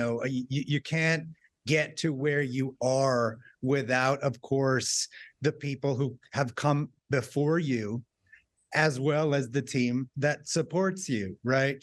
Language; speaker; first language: English; native; English